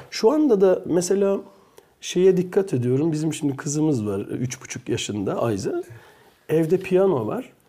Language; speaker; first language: Turkish; early bilingual, heritage; Turkish